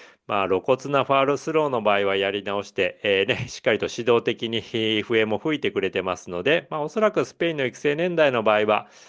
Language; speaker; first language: Japanese; native; Japanese